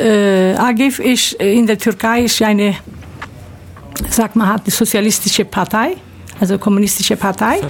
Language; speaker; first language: German; early bilingual, other home language; Turkish